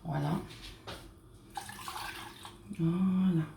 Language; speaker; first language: French; non-native, local second language; Arabic